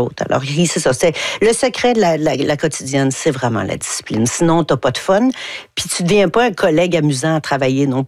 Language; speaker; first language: French; native; French